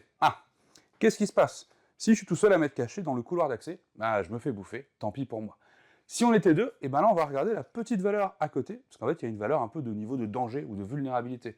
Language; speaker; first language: French; native; French